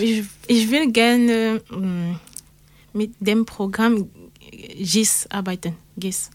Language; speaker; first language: German; non-native, learner; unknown